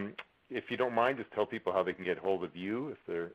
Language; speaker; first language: English; native; English